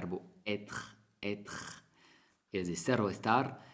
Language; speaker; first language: Spanish; non-native, fluent; French